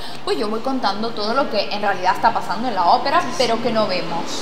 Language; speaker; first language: Spanish; non-native, fluent; Italian